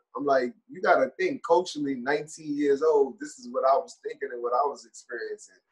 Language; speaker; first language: English; native; English